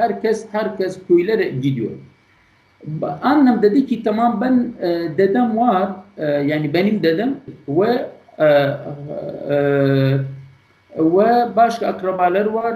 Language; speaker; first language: Turkish; non-native, learner; Kurdish